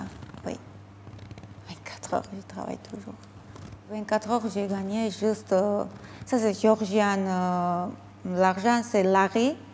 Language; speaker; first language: French; non-native, learner; Georgian